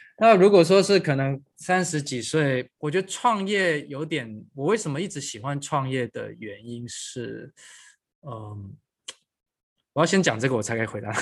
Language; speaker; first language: Chinese; non-native, local second language; Cantonese